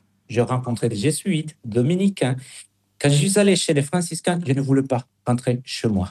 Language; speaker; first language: French; non-native, fluent; Spanish